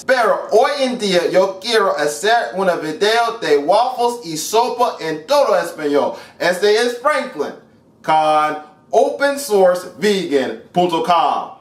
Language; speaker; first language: Spanish; non-native, learner; English